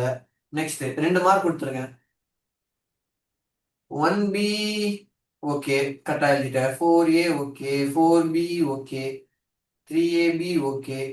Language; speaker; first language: Tamil; native; Tamil